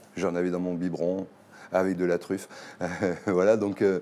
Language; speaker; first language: French; native; French